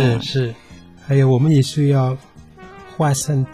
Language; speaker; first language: Chinese; non-native, fluent; Indonesian